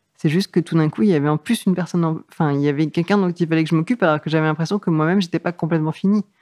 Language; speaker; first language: French; native; French